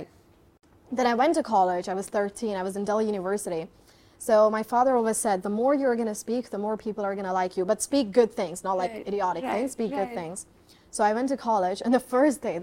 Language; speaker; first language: English; non-native, local second language; Haryanvi